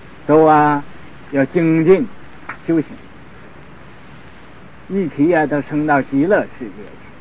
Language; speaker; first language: Chinese; native; Chinese